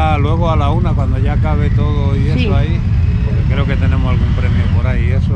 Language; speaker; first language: Spanish; native; Spanish